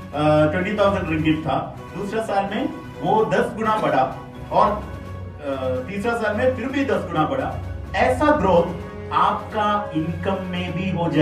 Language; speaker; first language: Hindi; non-native, fluent; Bangla